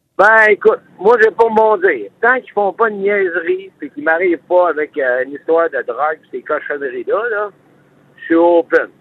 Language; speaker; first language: French; native; French